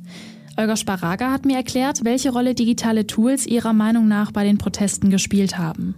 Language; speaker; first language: German; native; German